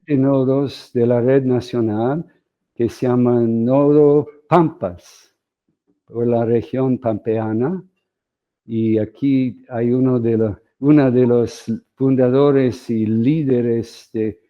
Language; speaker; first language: Spanish; non-native, fluent; English